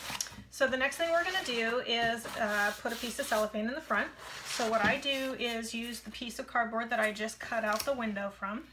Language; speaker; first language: English; native; English